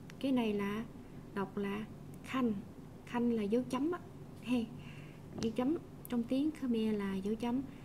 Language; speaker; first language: Vietnamese; native; Vietnamese